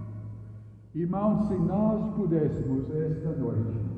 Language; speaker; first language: Portuguese; non-native, fluent; English